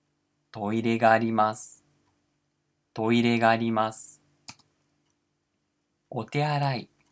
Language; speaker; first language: Japanese; non-native, fluent; Portuguese